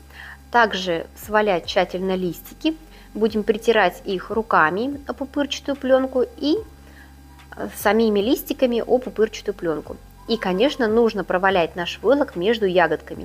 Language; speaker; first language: Russian; native; Russian